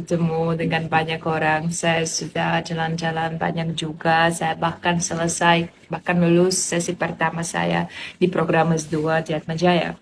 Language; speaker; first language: Indonesian; non-native, fluent; Polish